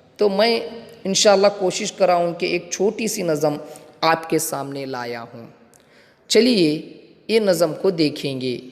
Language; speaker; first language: Urdu; native; Urdu